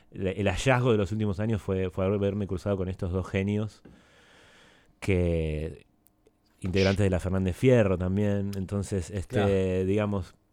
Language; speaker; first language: Spanish; native; Spanish